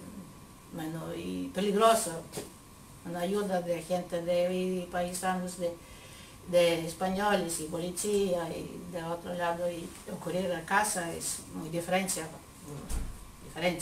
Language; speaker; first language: Spanish; non-native, learner; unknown